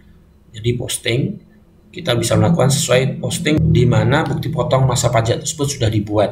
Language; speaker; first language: Indonesian; native; Indonesian